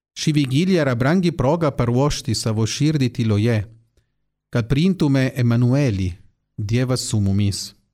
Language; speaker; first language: Lithuanian; non-native, fluent; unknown